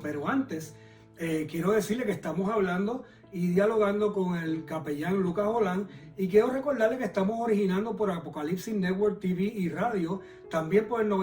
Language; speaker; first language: Spanish; native; Spanish